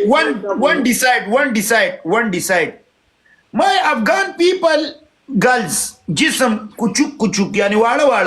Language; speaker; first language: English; non-native, learner; Pashto